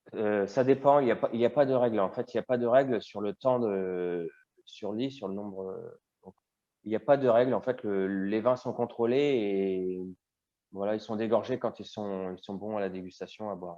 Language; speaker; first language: French; native; French